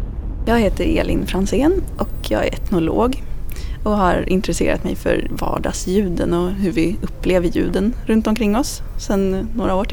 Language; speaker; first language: Swedish; native; Swedish